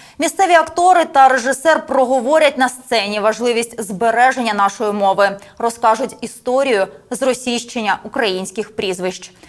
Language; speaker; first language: Ukrainian; native; Ukrainian